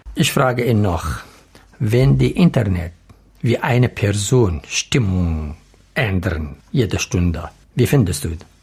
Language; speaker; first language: German; non-native, learner; Arabic